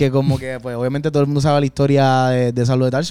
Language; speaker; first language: Spanish; native; Spanish